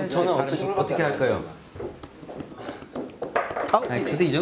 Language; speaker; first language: Korean; native; Korean